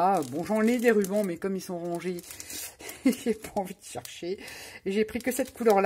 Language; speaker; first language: French; native; French